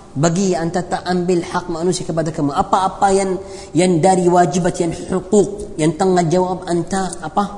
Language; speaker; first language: Malay; non-native, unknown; Arabic